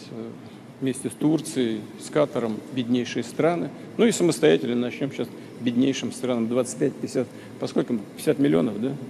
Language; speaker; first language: Russian; native; Russian